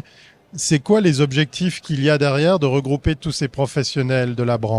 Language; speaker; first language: French; native; French